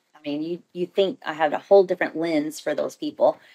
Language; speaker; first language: English; native; English